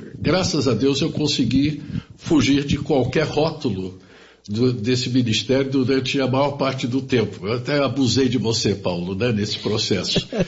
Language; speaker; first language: Portuguese; early bilingual, other home language; German